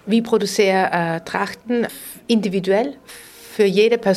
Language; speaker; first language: Danish; non-native, learner; German